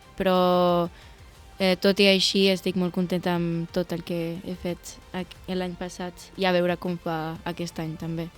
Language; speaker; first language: Catalan; non-native, local second language; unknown